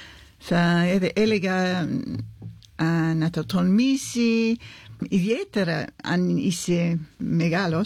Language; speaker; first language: Greek; non-native, fluent; English